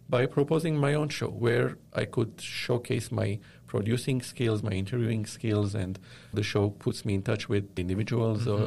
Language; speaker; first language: English; non-native, fluent; Arabic